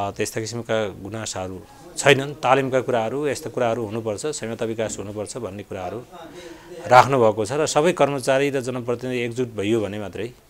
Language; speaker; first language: Nepali; native; Nepali